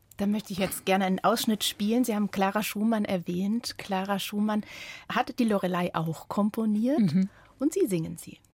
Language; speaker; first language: German; native; German